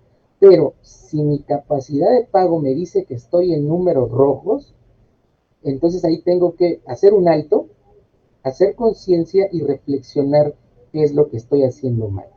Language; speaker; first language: Spanish; native; Spanish